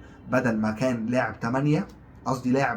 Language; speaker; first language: Arabic; native; Arabic